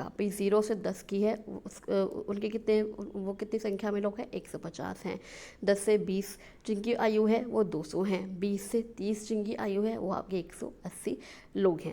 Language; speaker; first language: Hindi; native; Hindi